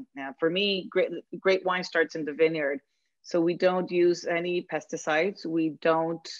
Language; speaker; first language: English; non-native, fluent; Spanish